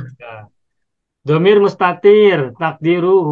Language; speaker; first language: Arabic; non-native, fluent; Indonesian